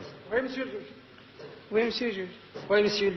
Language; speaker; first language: French; non-native, learner; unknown